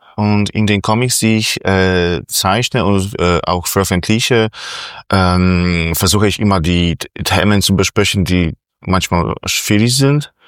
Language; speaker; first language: German; non-native, fluent; Polish